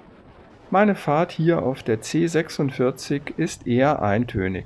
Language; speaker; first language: German; native; German